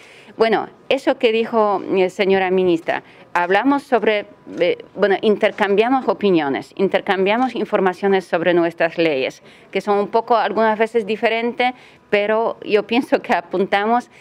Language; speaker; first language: Spanish; non-native, fluent; Polish